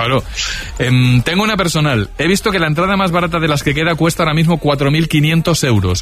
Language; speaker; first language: Spanish; native; Spanish